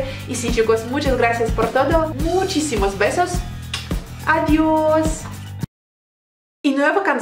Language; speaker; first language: Spanish; non-native, learner; Russian